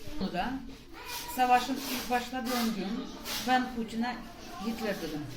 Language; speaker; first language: Turkish; non-native, fluent; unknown